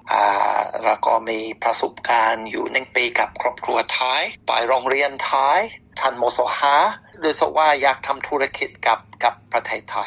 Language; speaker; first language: Thai; non-native, fluent; English